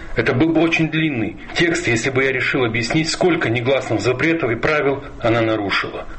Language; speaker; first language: Russian; non-native, local second language; Ingush